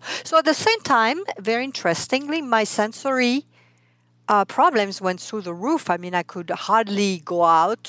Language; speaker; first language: English; non-native, fluent; French